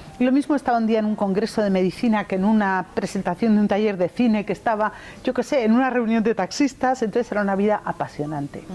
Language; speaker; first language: Spanish; early bilingual, other home language; English